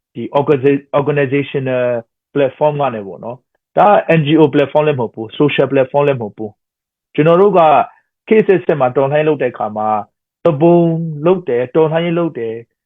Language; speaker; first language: Burmese; non-native, local second language; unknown